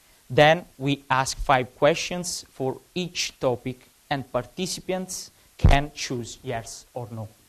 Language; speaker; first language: English; non-native, fluent; Italian